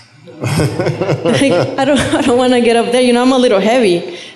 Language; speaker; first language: English; non-native, fluent; Spanish